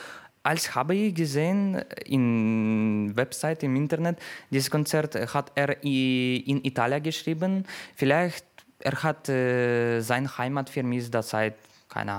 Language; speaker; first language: German; non-native, learner; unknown